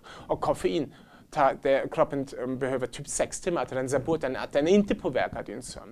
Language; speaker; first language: Swedish; non-native, fluent; German